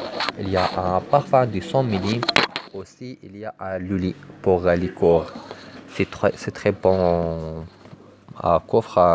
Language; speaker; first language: French; non-native, learner; Arabic